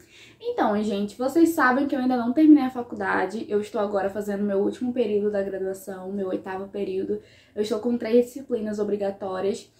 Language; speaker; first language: Portuguese; native; Portuguese